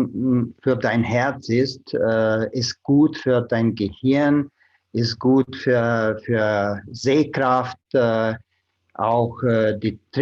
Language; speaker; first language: German; non-native, fluent; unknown